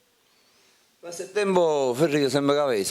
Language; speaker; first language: Italian; native; Italian